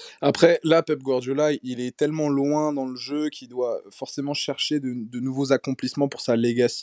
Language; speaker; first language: French; native; French